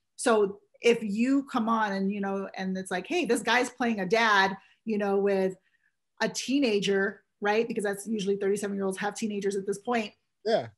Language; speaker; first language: English; native; English